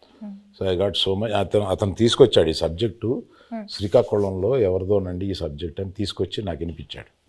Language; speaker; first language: Telugu; native; Telugu